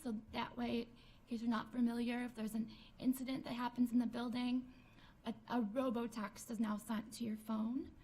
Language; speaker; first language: English; native; English